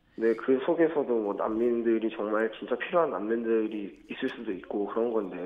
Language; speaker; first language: Korean; native; Korean